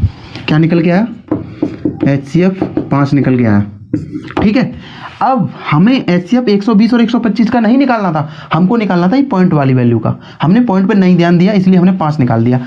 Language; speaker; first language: Hindi; native; Hindi